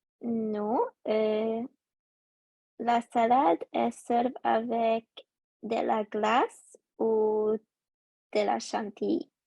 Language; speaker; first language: French; non-native, learner; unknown